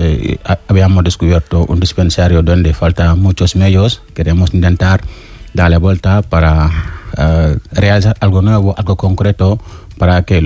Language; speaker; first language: Spanish; non-native, learner; Wolof